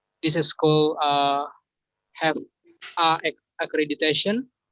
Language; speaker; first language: English; non-native, learner; Indonesian